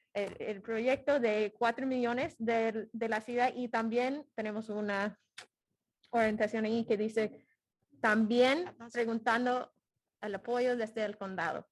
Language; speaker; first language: Spanish; non-native, fluent; English